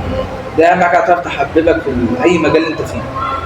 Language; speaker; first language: Arabic; native; Arabic